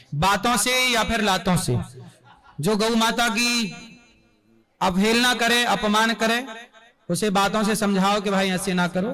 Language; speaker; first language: Hindi; native; Hindi